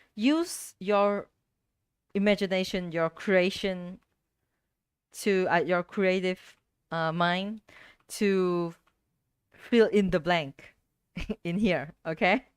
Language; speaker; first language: English; non-native, fluent; Vietnamese